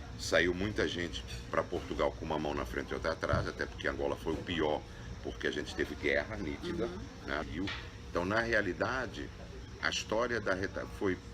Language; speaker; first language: Portuguese; native; Portuguese